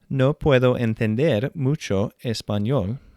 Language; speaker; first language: Spanish; non-native, fluent; English